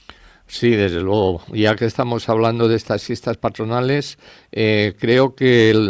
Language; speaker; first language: Spanish; native; Spanish